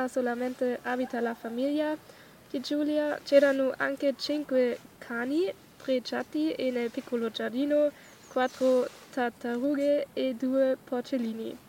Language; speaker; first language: Italian; non-native, learner; German